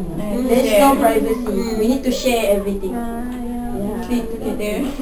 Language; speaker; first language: English; non-native, local second language; Malay